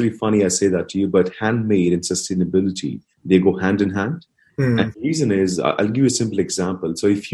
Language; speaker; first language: English; non-native, local second language; Hindi